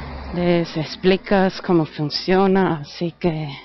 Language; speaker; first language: Spanish; non-native, fluent; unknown